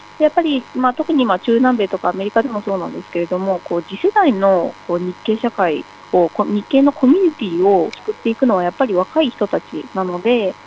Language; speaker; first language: Japanese; native; Japanese